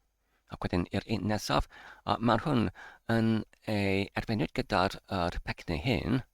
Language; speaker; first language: Welsh; non-native, fluent; English